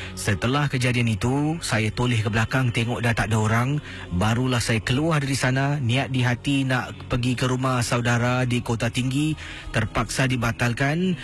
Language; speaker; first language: Malay; native; Malay